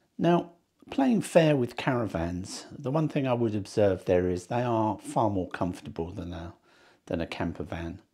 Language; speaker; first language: English; native; English